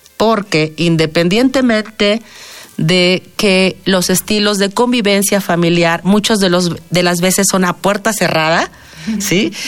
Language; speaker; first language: Spanish; native; Spanish